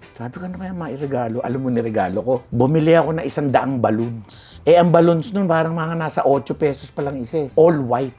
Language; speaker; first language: Filipino; native; Filipino